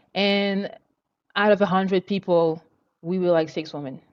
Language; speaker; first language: English; non-native, local second language; French